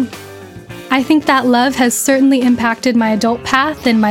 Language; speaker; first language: English; native; English